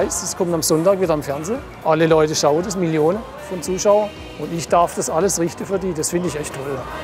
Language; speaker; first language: German; native; German